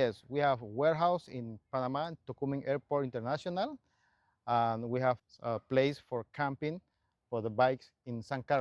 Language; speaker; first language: English; non-native, learner; Spanish